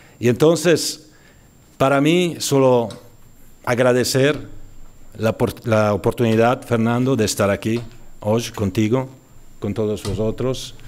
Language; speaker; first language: Spanish; non-native, fluent; Italian